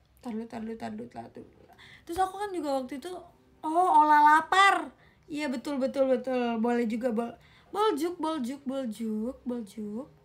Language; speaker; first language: Indonesian; native; Indonesian